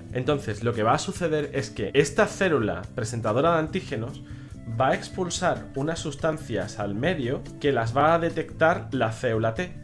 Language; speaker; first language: Spanish; native; Spanish